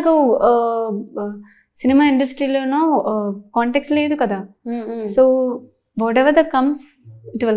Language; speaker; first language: Telugu; non-native, learner; Tamil